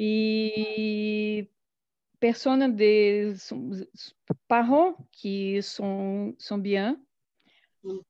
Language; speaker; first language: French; non-native, learner; Portuguese